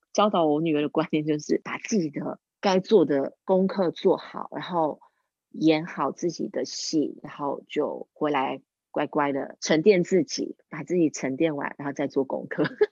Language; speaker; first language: Chinese; non-native, local second language; English